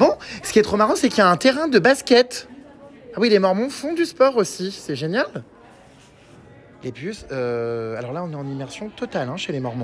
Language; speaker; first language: French; native; French